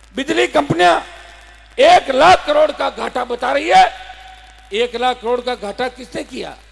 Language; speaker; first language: Hindi; native; Hindi